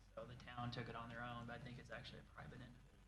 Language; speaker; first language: English; native; English